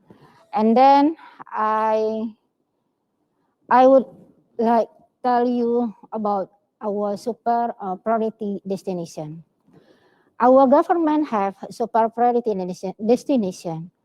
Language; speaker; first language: English; non-native, learner; Indonesian